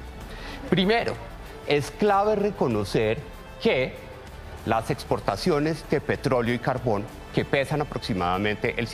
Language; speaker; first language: Spanish; native; Spanish